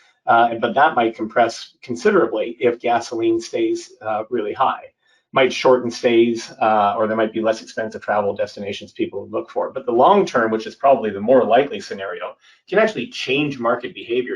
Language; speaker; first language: English; native; English